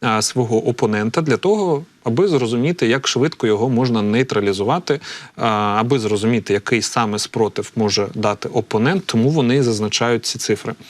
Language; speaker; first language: Ukrainian; native; Ukrainian